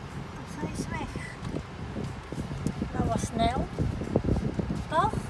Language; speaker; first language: Dutch; non-native, learner; Filipino